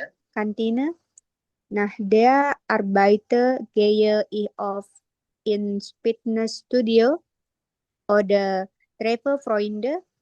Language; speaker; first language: German; non-native, learner; Indonesian